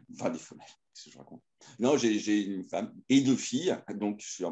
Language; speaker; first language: French; native; French